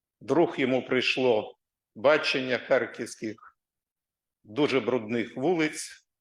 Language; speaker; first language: Ukrainian; non-native, local second language; Russian